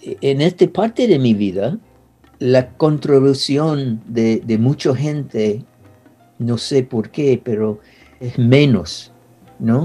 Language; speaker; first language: Spanish; non-native, learner; English